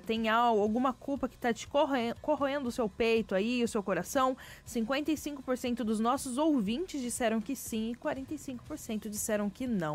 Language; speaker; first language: Portuguese; native; Portuguese